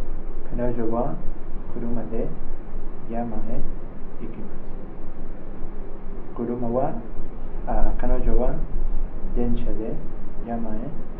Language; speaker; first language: Japanese; non-native, learner; Spanish